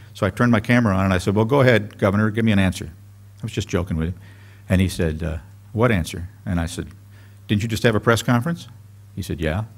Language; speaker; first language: English; native; English